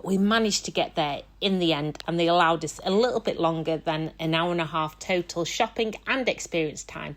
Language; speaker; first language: English; native; English